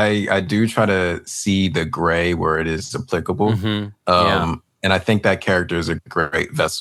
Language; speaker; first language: English; native; English